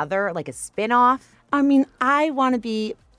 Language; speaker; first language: English; native; English